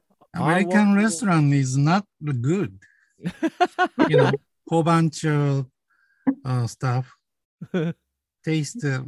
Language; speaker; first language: English; non-native, learner; Japanese